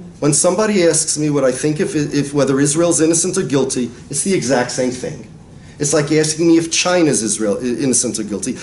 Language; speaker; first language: English; native; English